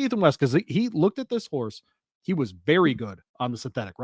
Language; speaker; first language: English; native; English